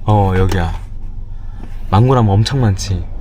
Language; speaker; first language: Korean; native; Korean